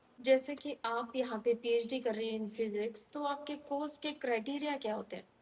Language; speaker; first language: Hindi; native; Hindi